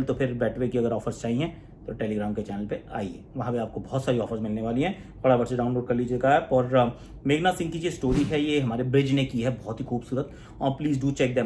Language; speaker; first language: Hindi; native; Hindi